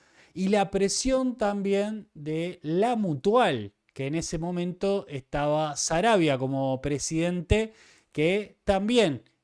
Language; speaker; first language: Spanish; native; Spanish